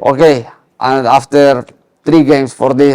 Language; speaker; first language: English; non-native, learner; Spanish